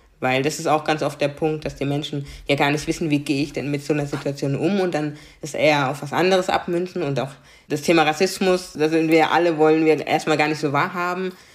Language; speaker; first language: German; native; German